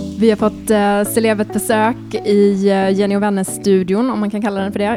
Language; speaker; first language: Swedish; native; Swedish